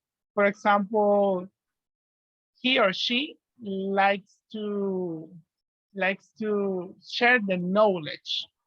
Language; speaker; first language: English; non-native, learner; Spanish